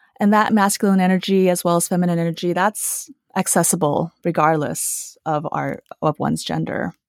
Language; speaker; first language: English; early bilingual, other home language; Chinese